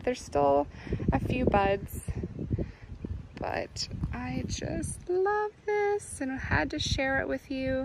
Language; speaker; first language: English; native; English